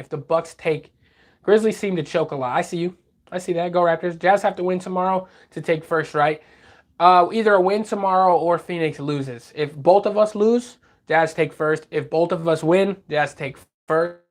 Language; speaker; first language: English; native; English